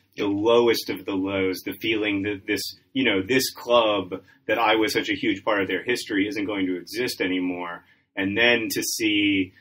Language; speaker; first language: English; native; English